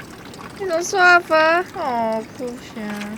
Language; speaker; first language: French; non-native, learner; Chinese